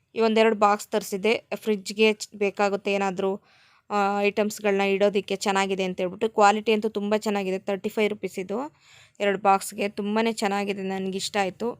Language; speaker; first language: Kannada; native; Kannada